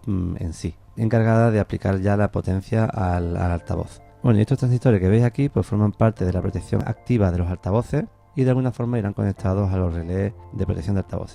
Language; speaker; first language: Spanish; native; Spanish